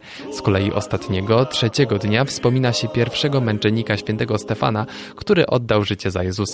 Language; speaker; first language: Polish; native; Polish